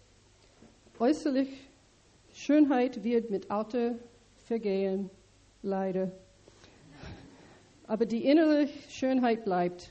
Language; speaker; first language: German; non-native, learner; English